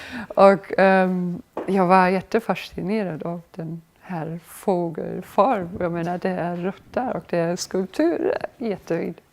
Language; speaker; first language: Swedish; non-native, fluent; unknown